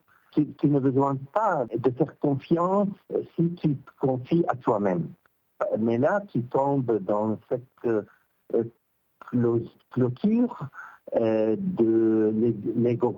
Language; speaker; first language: French; non-native, local second language; Arabic